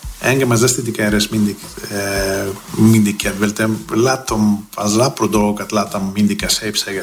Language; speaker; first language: Hungarian; non-native, fluent; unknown